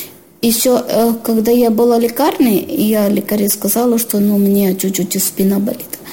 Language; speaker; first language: Ukrainian; non-native, learner; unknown